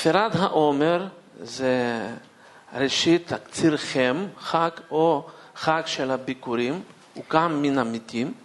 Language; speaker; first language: Hebrew; non-native, fluent; Russian